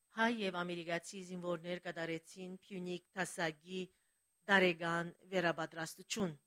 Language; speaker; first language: Armenian; early bilingual, heritage; Armenian